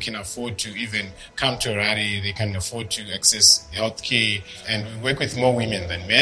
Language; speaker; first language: English; non-native, local second language; Shona